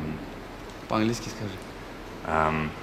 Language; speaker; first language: Russian; native; Russian